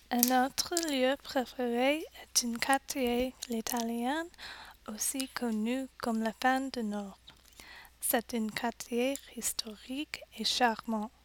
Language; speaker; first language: French; non-native, learner; English